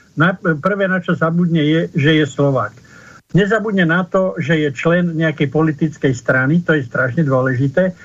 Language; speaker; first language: Slovak; native; Slovak